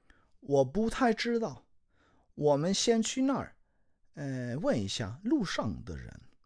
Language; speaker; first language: Chinese; non-native, learner; English